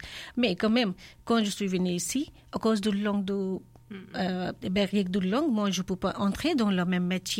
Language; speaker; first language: French; non-native, learner; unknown